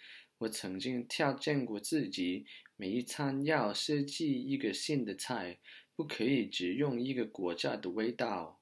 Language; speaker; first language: Chinese; non-native, learner; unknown